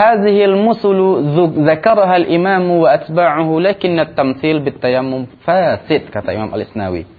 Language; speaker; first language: Arabic; non-native, fluent; Indonesian